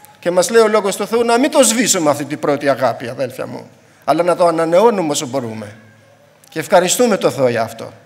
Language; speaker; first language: Greek; non-native, fluent; Albanian